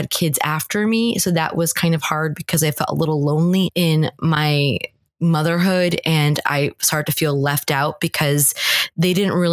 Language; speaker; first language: English; native; English